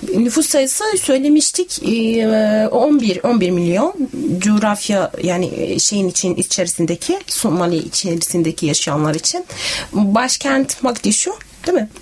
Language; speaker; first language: Turkish; native; Turkish